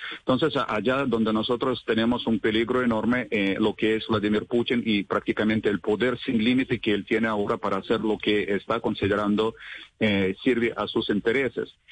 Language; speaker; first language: Spanish; non-native, fluent; Russian